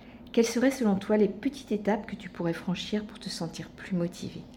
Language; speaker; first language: French; native; French